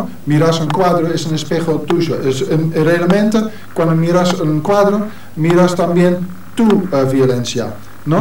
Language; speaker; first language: Spanish; non-native, learner; Dutch